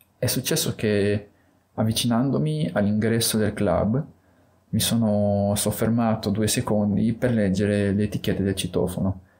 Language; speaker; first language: Italian; native; Italian